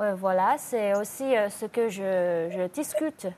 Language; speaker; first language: French; non-native, fluent; Chinese